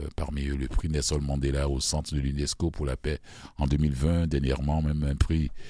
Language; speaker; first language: French; non-native, local second language; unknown